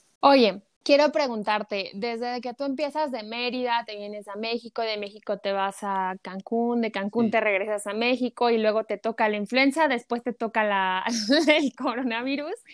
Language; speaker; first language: Spanish; native; Spanish